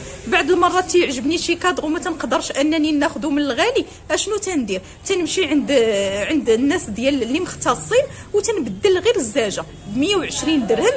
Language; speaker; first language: Arabic; native; Arabic